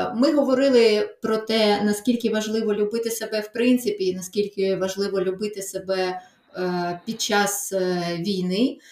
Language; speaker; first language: Ukrainian; non-native, local second language; Russian